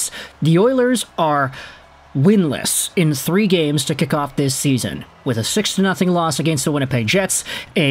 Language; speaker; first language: English; native; English